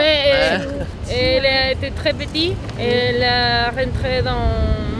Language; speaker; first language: French; non-native, learner; Spanish